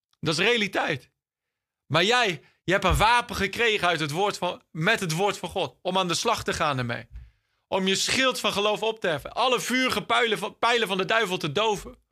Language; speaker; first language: Dutch; non-native, fluent; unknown